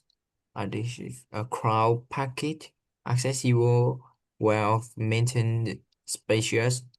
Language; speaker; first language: English; non-native, learner; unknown